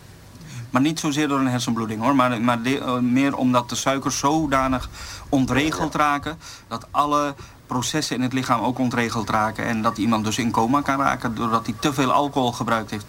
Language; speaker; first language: Dutch; native; Dutch